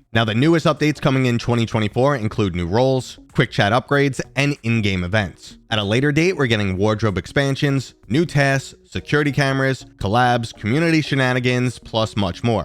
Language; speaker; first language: English; native; English